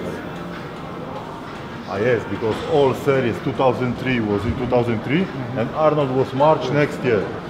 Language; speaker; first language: English; non-native, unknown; Polish